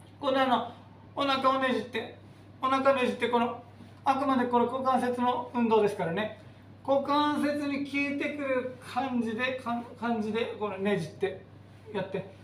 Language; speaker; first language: Japanese; native; Japanese